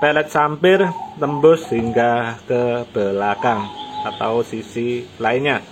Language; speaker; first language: Indonesian; non-native, local second language; Javanese